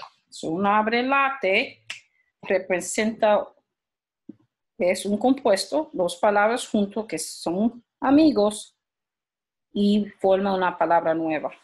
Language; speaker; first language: Spanish; early bilingual, heritage; Spanish